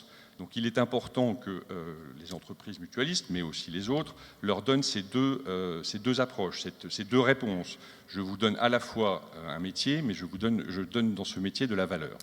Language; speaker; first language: French; native; French